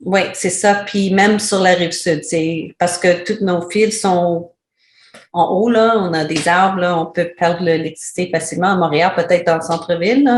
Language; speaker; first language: French; non-native, learner; English